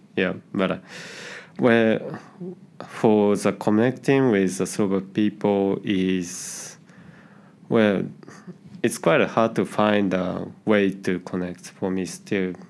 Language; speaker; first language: English; non-native, learner; Japanese